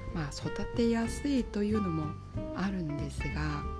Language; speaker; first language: Japanese; non-native, fluent; Chinese